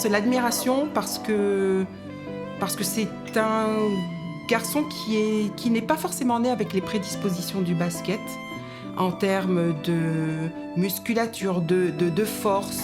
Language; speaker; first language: French; native; French